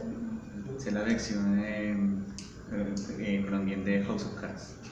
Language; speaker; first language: French; non-native, learner; Spanish